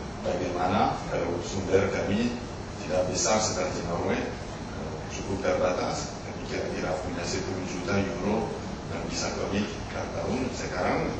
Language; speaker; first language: Indonesian; non-native, learner; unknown